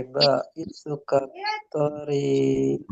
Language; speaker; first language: Japanese; non-native, learner; Indonesian